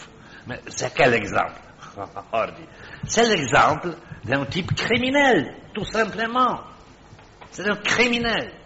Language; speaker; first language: French; non-native, fluent; Polish